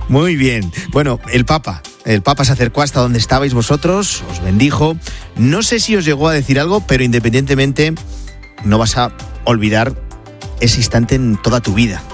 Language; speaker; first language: Spanish; native; Spanish